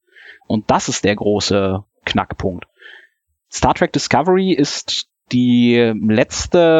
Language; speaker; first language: German; native; German